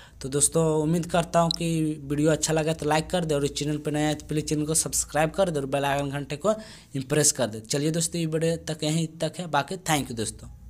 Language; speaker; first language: Hindi; native; Hindi